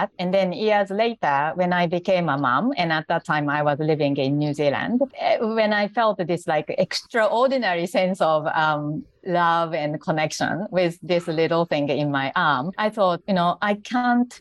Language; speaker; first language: English; non-native, fluent; Japanese